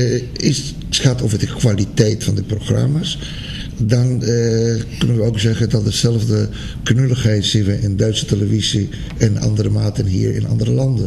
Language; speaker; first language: Dutch; non-native, fluent; Spanish